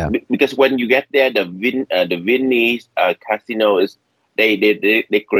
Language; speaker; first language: English; non-native, learner; Vietnamese